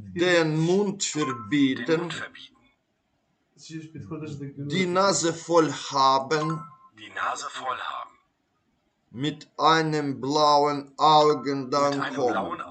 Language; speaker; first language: German; non-native, learner; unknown